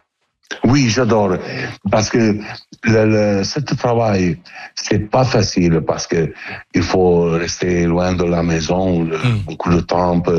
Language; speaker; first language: French; non-native, learner; Italian